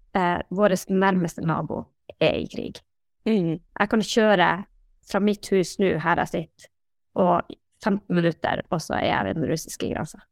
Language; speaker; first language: Norwegian; native; Norwegian